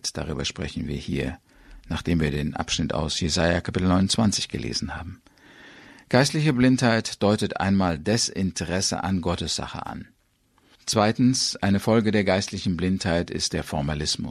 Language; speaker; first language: German; native; German